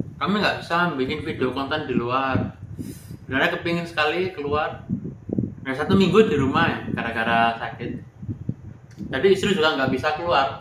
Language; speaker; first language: Indonesian; non-native, local second language; Javanese